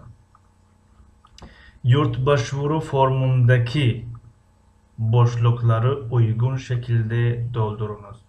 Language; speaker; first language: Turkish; non-native, fluent; Tajik